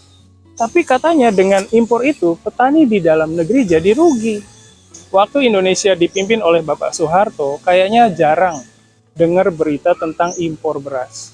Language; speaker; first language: Indonesian; native; Indonesian